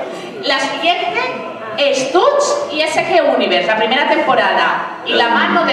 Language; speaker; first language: Spanish; native; Spanish